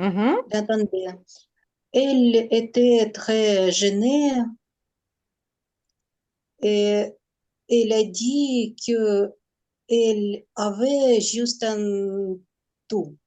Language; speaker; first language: French; non-native, learner; Ukrainian